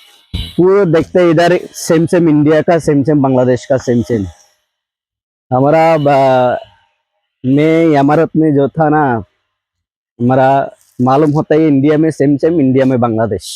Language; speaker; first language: Hindi; non-native, learner; Bangla